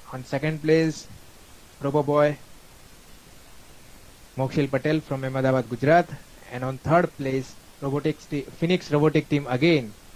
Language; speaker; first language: English; non-native, local second language; Gujarati